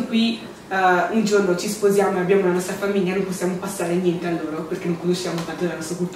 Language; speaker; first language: Italian; early bilingual, other home language; English